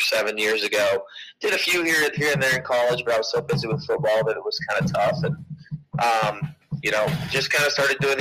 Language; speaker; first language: English; native; English